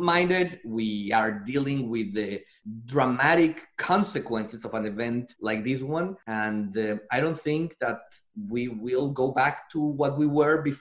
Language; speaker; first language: English; non-native, fluent; Spanish